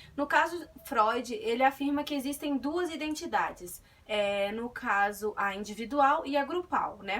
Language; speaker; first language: Portuguese; native; Portuguese